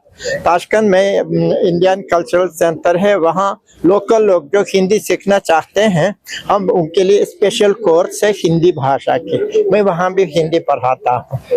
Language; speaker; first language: Hindi; non-native, fluent; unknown